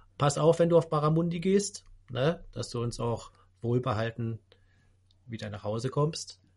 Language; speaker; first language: German; native; German